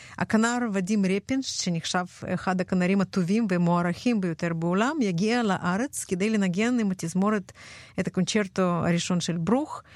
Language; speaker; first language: Hebrew; non-native, fluent; Russian